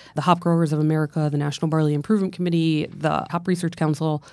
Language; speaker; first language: English; native; English